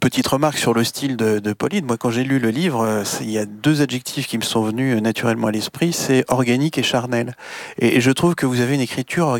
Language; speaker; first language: French; native; French